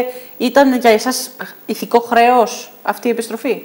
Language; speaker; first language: Greek; native; Greek